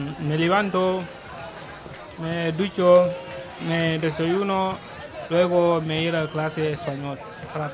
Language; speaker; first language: Spanish; non-native, learner; Mandingo